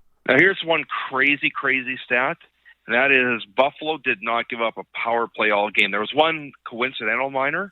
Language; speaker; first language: English; native; English